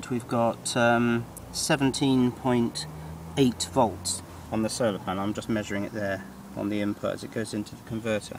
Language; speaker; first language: English; native; English